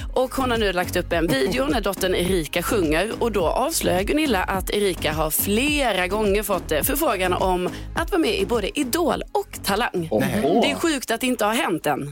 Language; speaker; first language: Swedish; native; Swedish